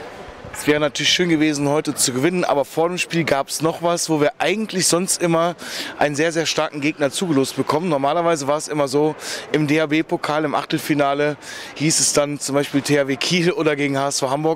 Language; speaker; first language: German; native; German